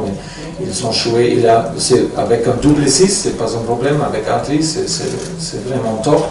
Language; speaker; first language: French; non-native, fluent; German